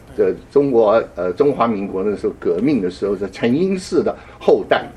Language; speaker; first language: Chinese; early bilingual, heritage; Japanese